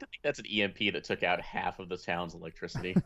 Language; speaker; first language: English; native; English